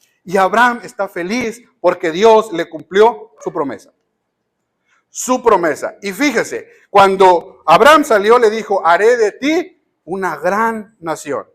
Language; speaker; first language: Spanish; native; Spanish